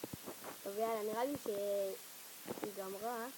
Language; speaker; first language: Hebrew; native; Hebrew